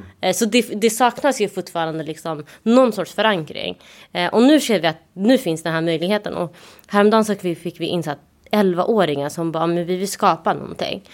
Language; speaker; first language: Swedish; early bilingual, other home language; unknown